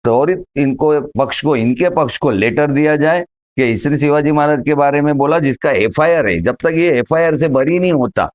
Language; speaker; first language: Hindi; non-native, local second language; Marathi